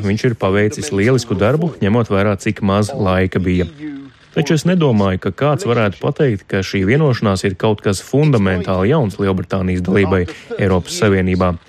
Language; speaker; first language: Latvian; early bilingual, heritage; Latvian